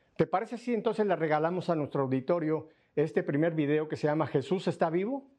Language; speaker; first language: Spanish; native; Spanish